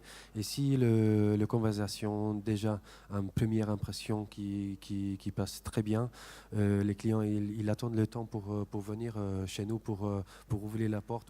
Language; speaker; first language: French; non-native, fluent; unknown